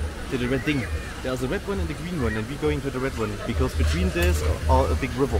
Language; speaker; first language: English; non-native, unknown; German